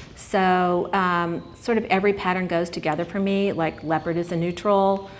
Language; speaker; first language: English; native; English